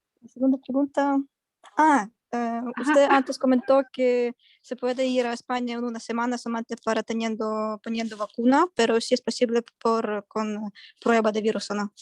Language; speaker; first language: Spanish; non-native, learner; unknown